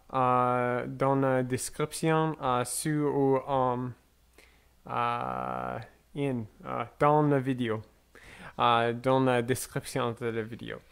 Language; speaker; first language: French; non-native, learner; English